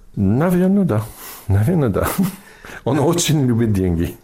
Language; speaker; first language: Russian; non-native, fluent; English